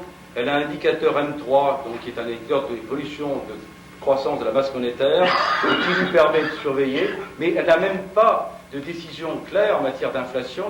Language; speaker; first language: French; native; French